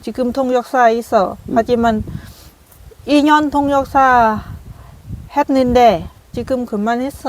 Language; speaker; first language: Korean; non-native, learner; Lao